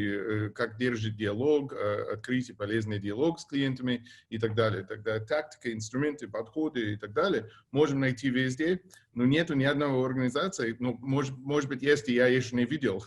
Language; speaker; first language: Russian; non-native, fluent; English